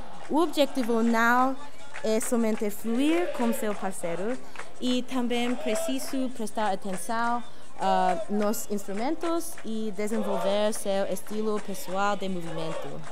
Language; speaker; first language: Portuguese; non-native, learner; English